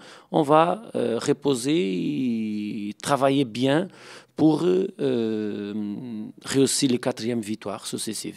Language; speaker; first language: French; non-native, fluent; Portuguese